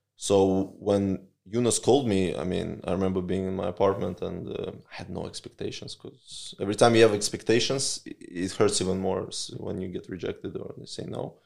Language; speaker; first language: English; early bilingual, other home language; Russian